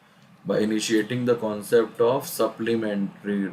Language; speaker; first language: English; non-native, local second language; Hindi